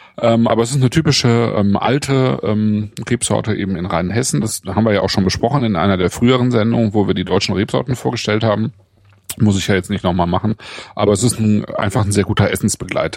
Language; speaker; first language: German; native; German